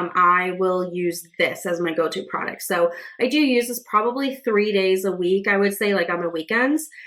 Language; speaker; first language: English; native; English